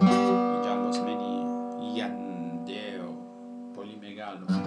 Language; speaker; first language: Greek; non-native, fluent; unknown